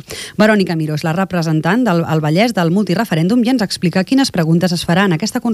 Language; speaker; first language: Catalan; native; Catalan